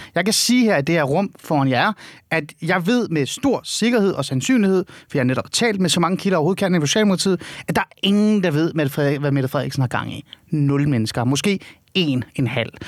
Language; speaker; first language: Danish; early bilingual, other home language; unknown